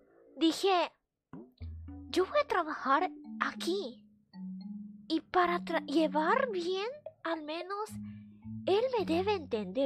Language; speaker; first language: Spanish; non-native, fluent; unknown